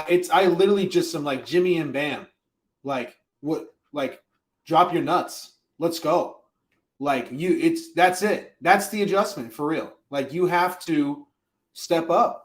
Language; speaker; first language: English; native; English